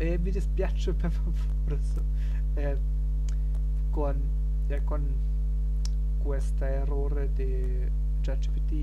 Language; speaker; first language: Italian; non-native, learner; German